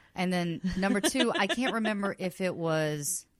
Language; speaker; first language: English; native; English